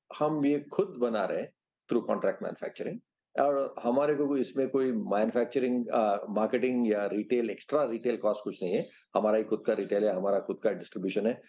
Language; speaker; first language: Hindi; non-native, local second language; Telugu